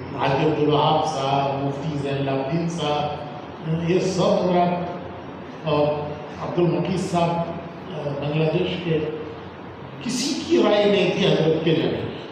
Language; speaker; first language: Urdu; native; Urdu